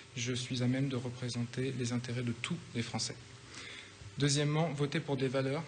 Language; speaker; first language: French; native; French